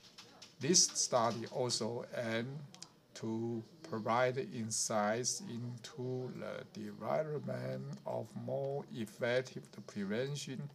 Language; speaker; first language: English; non-native, learner; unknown